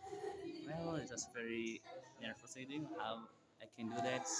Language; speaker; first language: English; non-native, learner; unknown